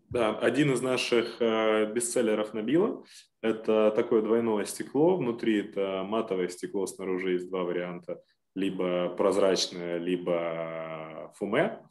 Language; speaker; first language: Russian; native; Russian